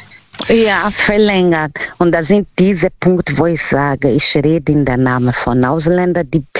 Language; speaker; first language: German; non-native, learner; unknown